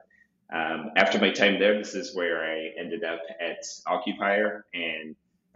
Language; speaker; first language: English; non-native, local second language; Shona